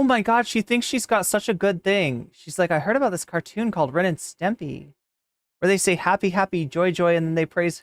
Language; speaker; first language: English; native; English